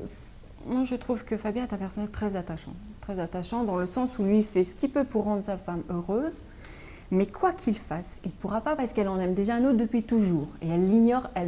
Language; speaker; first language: French; native; French